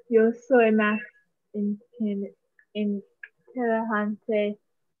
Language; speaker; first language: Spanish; non-native, learner; English